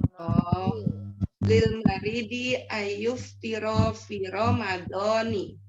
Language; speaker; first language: Arabic; non-native, learner; Indonesian